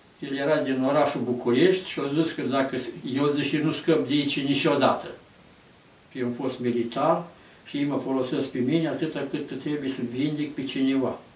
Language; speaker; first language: Romanian; native; Romanian